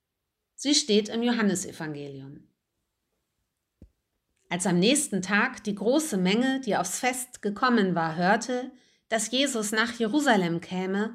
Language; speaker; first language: German; native; German